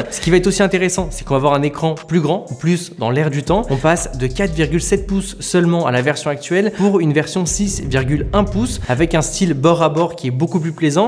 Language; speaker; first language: French; native; French